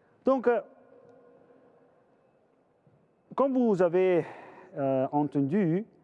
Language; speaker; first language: French; non-native, fluent; Italian